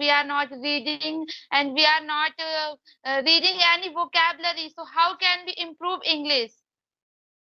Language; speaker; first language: English; non-native, learner; Hindi